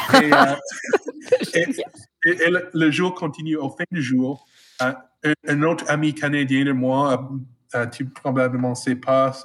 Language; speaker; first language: French; non-native, fluent; English